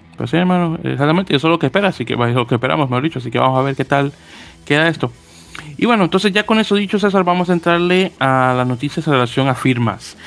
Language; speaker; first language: Spanish; native; Spanish